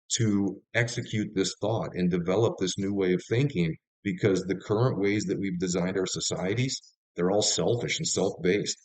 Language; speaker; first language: English; native; English